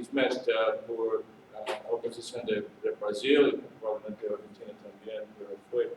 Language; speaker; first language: Spanish; non-native, learner; English